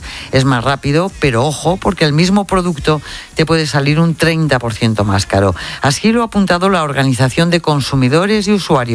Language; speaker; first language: Spanish; native; Spanish